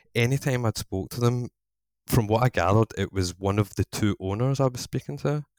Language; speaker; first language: English; native; English